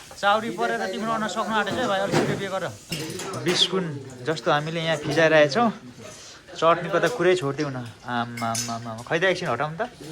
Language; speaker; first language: Nepali; native; Nepali